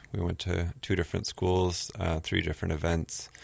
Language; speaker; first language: English; native; English